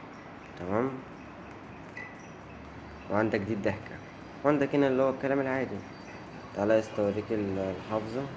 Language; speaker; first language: Arabic; native; Arabic